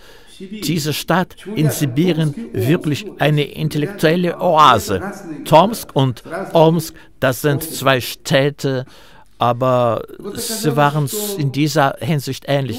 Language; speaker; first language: German; non-native, fluent; Russian